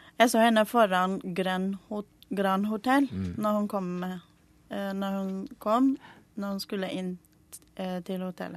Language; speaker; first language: Norwegian; non-native, learner; Burmese